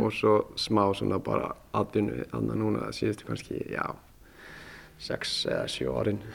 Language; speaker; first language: Icelandic; early bilingual, heritage; Icelandic